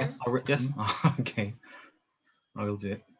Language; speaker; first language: English; non-native, learner; Korean